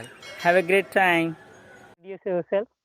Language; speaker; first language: English; non-native, local second language; Telugu